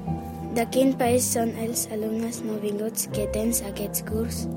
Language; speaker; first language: Catalan; non-native, learner; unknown